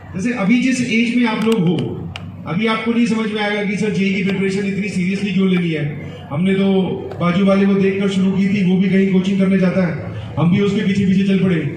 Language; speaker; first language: Hindi; native; Hindi